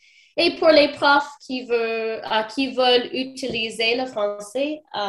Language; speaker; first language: French; non-native, fluent; English